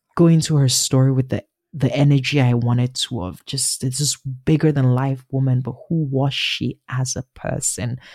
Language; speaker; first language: English; non-native, local second language; Igbo